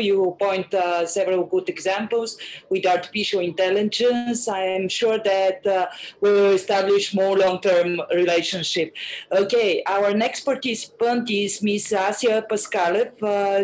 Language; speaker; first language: English; non-native, fluent; Bulgarian